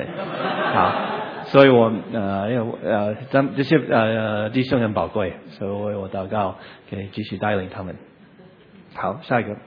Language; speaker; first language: Chinese; non-native, learner; English